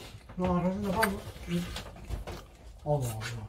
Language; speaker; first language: Korean; non-native, learner; Turkish